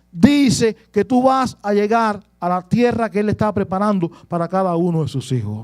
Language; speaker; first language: Spanish; native; Spanish